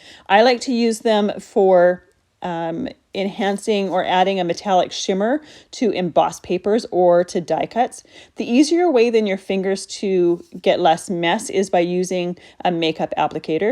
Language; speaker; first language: English; native; English